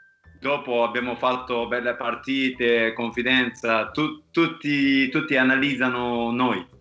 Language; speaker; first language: Italian; non-native, fluent; Japanese